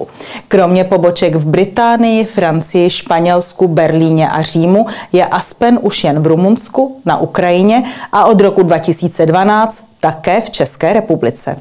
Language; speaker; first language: Czech; native; Czech